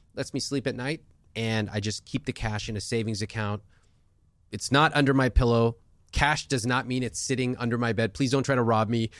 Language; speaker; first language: English; early bilingual, other home language; Hindi